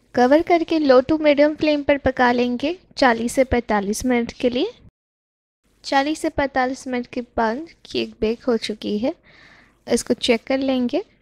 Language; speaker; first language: Hindi; non-native, local second language; Bangla